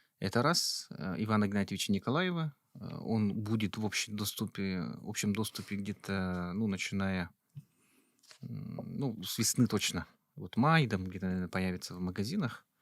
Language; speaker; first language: Russian; non-native, local second language; Yakut